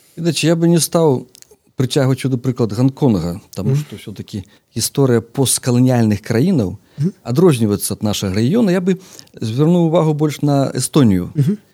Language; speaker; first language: Belarusian; native; Belarusian